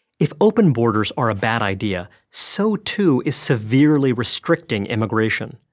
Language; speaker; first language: English; early bilingual, other home language; Bangla